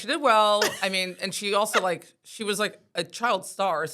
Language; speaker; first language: English; native; English